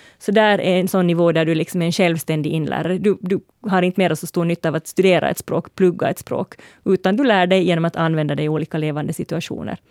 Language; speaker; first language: Swedish; native; Swedish